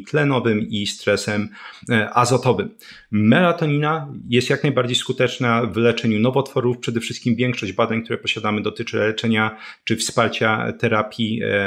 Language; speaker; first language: Polish; native; Polish